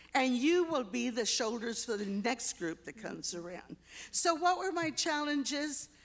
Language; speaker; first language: English; early bilingual, other home language; Spanish